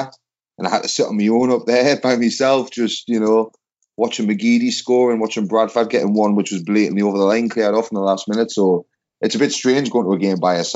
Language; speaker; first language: English; native; English